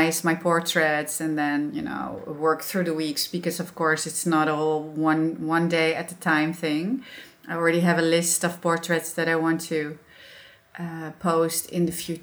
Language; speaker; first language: English; non-native, fluent; Dutch